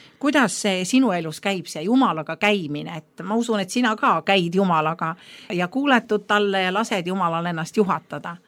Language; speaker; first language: Estonian; native; Estonian